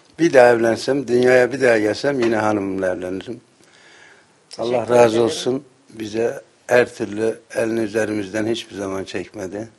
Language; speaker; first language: Turkish; native; Turkish